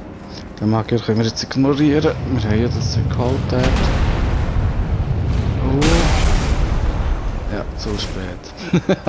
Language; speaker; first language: German; native; German